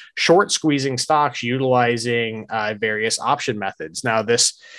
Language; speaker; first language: English; native; English